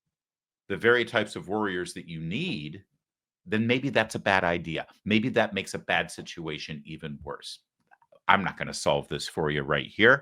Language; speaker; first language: English; native; English